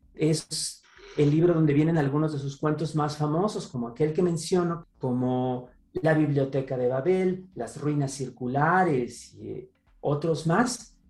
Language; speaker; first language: Spanish; native; Spanish